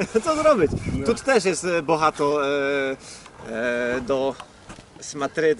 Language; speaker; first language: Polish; non-native, learner; Ukrainian